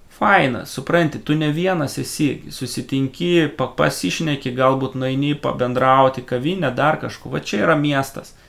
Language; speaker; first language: Lithuanian; native; Lithuanian